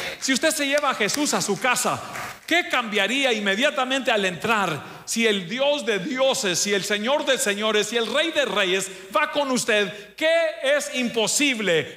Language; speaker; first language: Spanish; early bilingual, heritage; Spanish